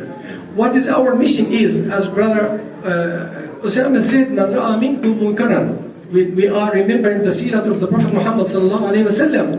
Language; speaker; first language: English; non-native, fluent; Arabic